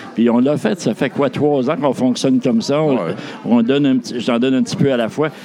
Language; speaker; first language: French; native; French